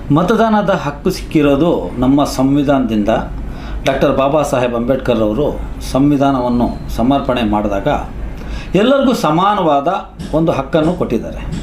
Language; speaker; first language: Kannada; non-native, local second language; Urdu